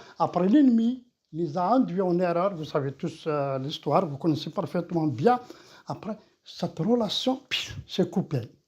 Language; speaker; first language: French; non-native, local second language; Kabyle